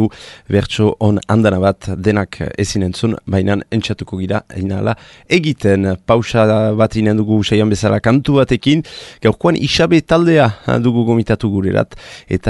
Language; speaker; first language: Basque; native; Basque